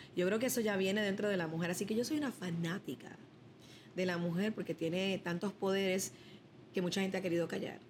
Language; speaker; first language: Spanish; early bilingual, other home language; English